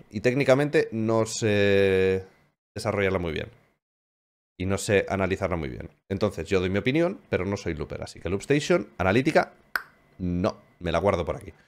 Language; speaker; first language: Spanish; native; Spanish